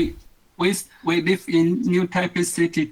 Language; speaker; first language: English; non-native, learner; Chinese